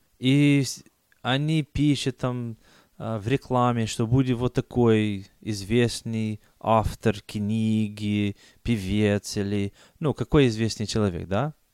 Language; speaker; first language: Russian; non-native, fluent; English